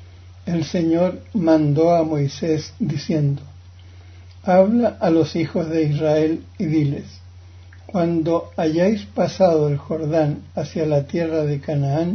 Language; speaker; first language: Spanish; native; Spanish